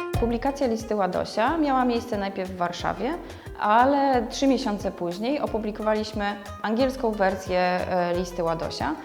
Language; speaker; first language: Polish; native; Polish